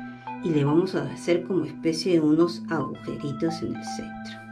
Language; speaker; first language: Spanish; native; Spanish